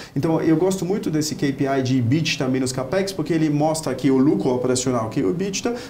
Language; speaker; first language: Portuguese; non-native, fluent; German